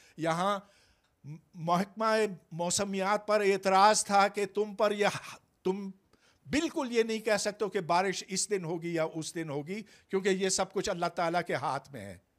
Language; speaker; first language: Urdu; native; Urdu